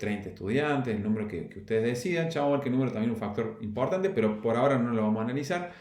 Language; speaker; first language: Spanish; native; Spanish